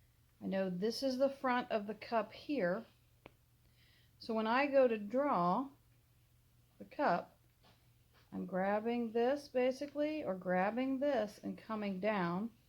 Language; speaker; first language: English; native; English